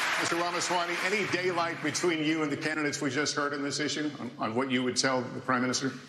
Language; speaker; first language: English; native; English